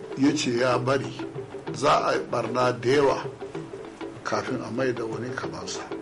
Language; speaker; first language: Hausa; non-native, local second language; Fula